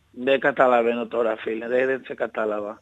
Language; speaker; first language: Greek; non-native, learner; Spanish